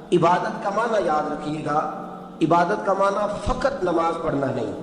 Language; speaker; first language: Urdu; non-native, local second language; Punjabi